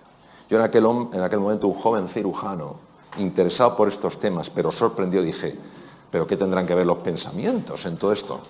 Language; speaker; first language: Spanish; native; Spanish